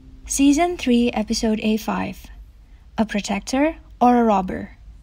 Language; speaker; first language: English; non-native, fluent; Indonesian